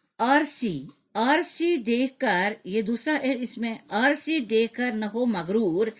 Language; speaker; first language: Urdu; non-native, local second language; Kashmiri